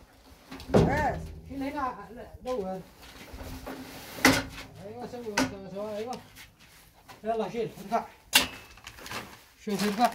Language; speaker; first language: Arabic; non-native, learner; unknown